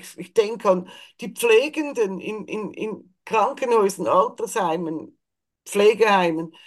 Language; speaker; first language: German; native; German